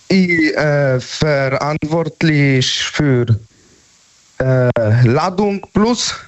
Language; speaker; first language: German; non-native, learner; Polish